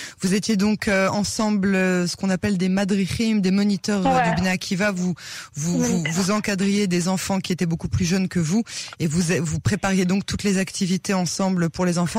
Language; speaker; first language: French; native; French